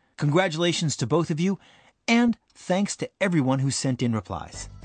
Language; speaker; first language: English; native; English